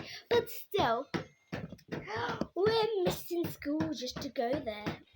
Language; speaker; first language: English; native; English